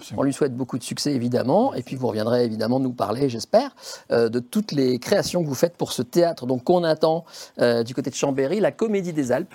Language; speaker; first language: French; native; French